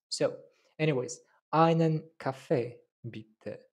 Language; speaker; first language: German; non-native, learner; Tatar